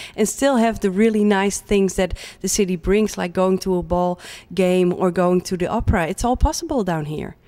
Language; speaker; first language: English; non-native, fluent; Dutch